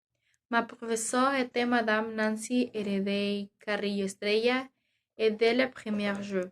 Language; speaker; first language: French; non-native, learner; Spanish